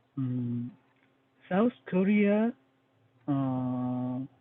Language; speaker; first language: English; non-native, learner; Korean